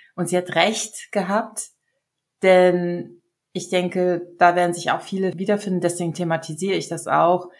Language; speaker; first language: German; early bilingual, other home language; Serbian